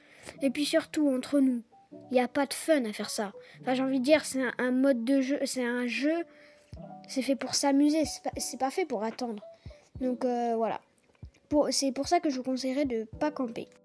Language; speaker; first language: French; native; French